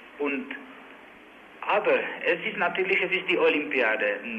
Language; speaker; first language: German; non-native, learner; Czech